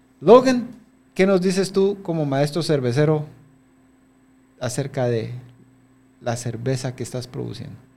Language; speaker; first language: Spanish; native; Spanish